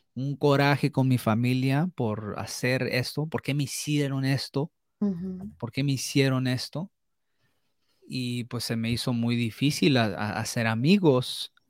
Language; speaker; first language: Spanish; early bilingual, heritage; Spanish